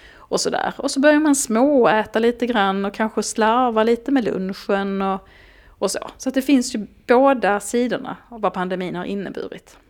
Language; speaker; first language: Swedish; native; Swedish